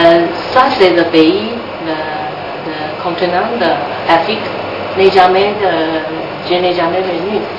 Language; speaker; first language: French; non-native, learner; Chinese